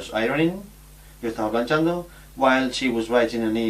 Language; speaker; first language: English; non-native, fluent; Spanish